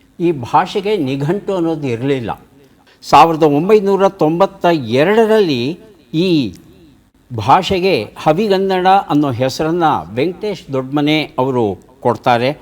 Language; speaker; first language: Kannada; native; Kannada